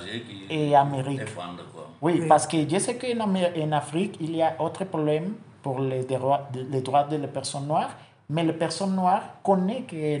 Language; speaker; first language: French; non-native, learner; Spanish